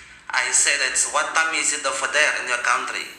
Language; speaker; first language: English; non-native, learner; Indonesian